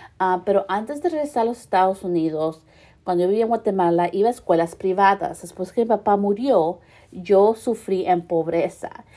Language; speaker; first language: Spanish; early bilingual, heritage; Spanish